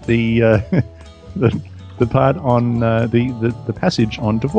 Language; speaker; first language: English; native; English